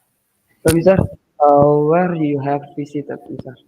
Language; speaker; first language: English; non-native, learner; Indonesian